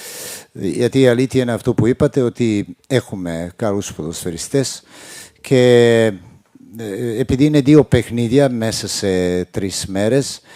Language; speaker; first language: Greek; non-native, fluent; Serbian